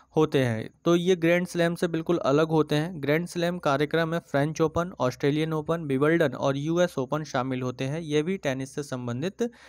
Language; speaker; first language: Hindi; native; Hindi